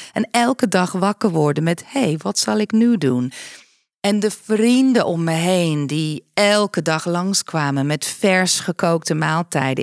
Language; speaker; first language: Dutch; non-native, fluent; English